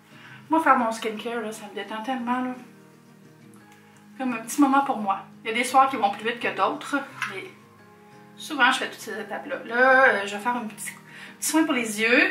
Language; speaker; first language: French; native; French